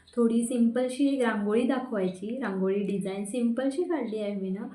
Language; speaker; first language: Marathi; non-native, local second language; Konkani